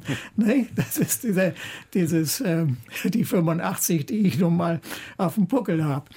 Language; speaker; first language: German; native; German